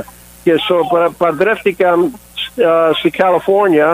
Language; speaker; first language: Greek; early bilingual, heritage; English